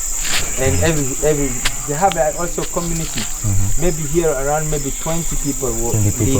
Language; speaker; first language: English; non-native, learner; Sango